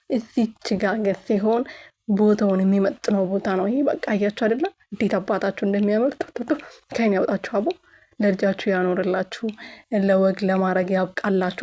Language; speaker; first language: Amharic; native; Amharic